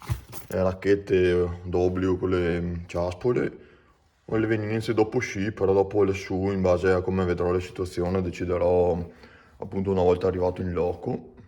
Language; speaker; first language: Italian; native; Italian